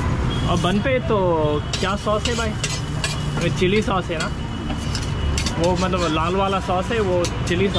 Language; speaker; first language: Hindi; non-native, learner; English